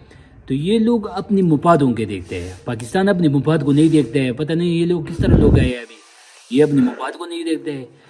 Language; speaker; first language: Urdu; non-native, local second language; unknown